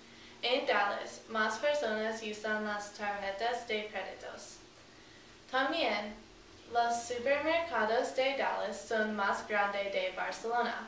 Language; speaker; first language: Spanish; non-native, learner; English